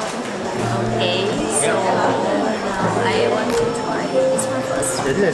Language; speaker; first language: English; non-native, learner; Vietnamese